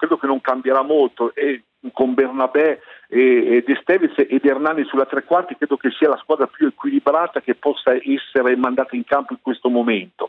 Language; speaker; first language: Italian; native; Italian